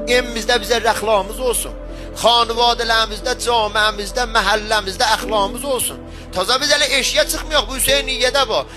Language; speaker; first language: Azerbaijani; native; Azerbaijani